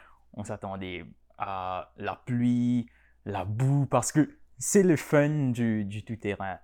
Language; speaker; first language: French; non-native, local second language; Morisyen